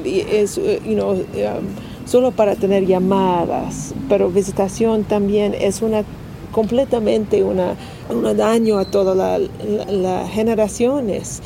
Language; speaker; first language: Spanish; non-native, learner; English